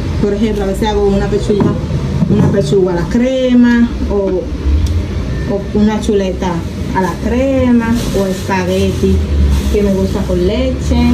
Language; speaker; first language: Spanish; native; Spanish